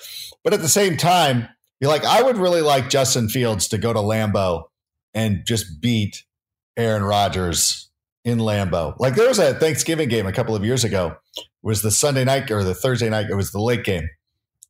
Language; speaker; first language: English; native; English